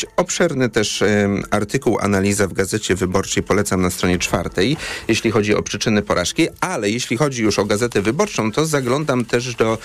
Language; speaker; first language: Polish; native; Polish